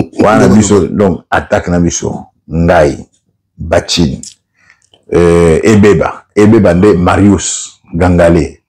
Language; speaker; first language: Lingala; non-native, local second language; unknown